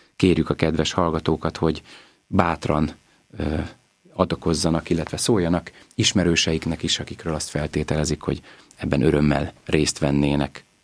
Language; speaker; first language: Hungarian; native; Hungarian